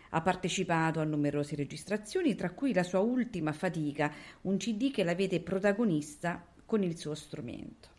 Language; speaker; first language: Italian; native; Italian